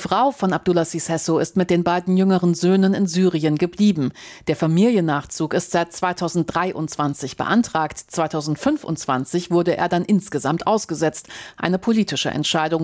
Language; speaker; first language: German; native; German